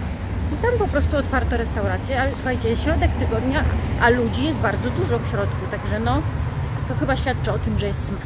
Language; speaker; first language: Polish; native; Polish